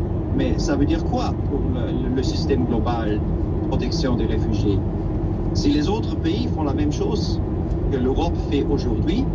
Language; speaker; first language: French; non-native, fluent; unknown